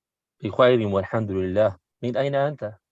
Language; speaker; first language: Arabic; non-native, learner; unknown